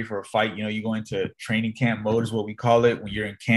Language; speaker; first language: English; native; English